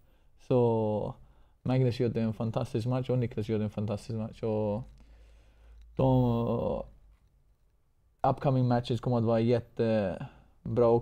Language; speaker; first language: Swedish; non-native, fluent; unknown